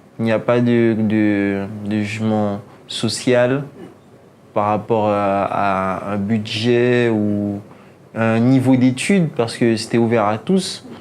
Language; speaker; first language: French; native; French